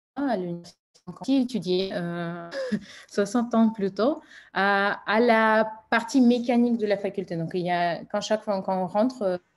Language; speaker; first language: French; non-native, fluent; Russian